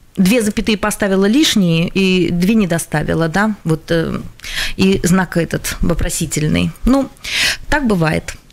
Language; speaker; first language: Russian; non-native, local second language; Latvian